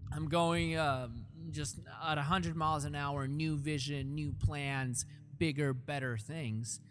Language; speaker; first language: English; early bilingual, other home language; Russian